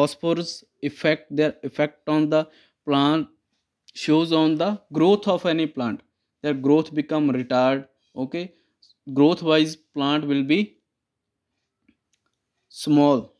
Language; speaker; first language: English; non-native, local second language; Punjabi